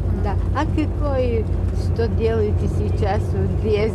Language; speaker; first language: Russian; non-native, learner; Bulgarian